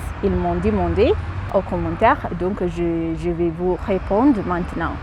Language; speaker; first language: French; non-native, fluent; Amharic